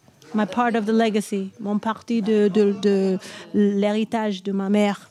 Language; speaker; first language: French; non-native, learner; English